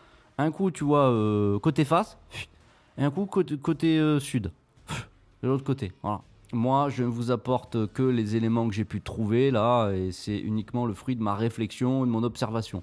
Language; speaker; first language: French; native; French